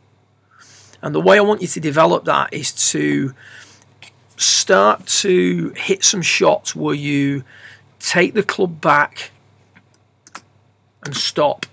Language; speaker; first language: English; native; English